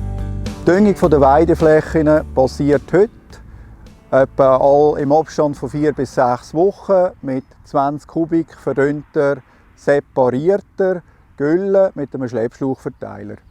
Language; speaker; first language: German; native; German